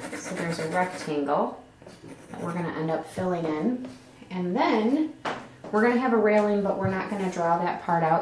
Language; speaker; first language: English; native; English